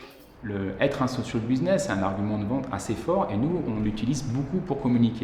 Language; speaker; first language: French; native; French